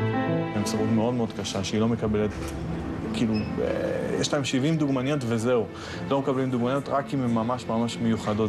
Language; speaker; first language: Hebrew; native; Hebrew